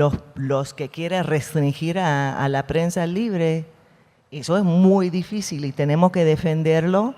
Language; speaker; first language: Spanish; non-native, fluent; English